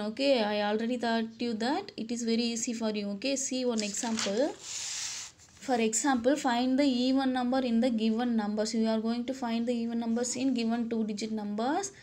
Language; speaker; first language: English; non-native, local second language; Tamil